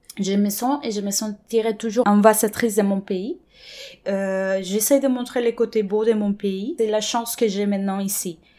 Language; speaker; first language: French; non-native, fluent; Spanish